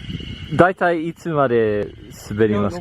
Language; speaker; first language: Japanese; non-native, fluent; English